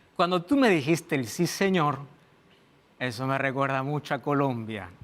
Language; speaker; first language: Spanish; non-native, fluent; Portuguese